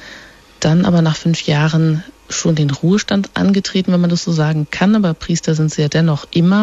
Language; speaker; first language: German; native; German